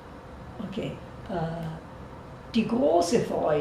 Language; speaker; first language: German; non-native, fluent; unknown